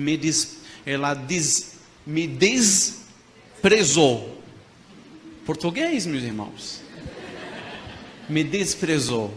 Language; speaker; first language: Portuguese; non-native, fluent; Arabic